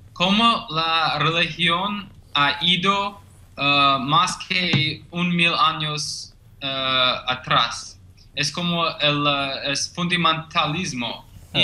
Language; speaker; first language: Spanish; non-native, learner; English